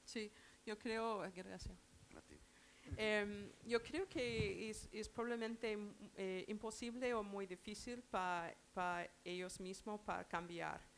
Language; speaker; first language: Spanish; non-native, learner; English